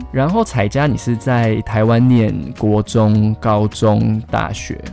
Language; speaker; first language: Chinese; native; Chinese